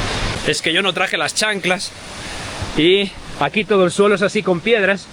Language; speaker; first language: Spanish; native; Spanish